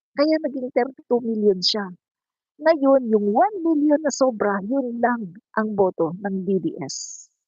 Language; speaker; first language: Filipino; non-native, local second language; Cebuano